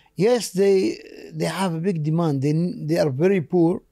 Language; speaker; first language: English; non-native, fluent; Arabic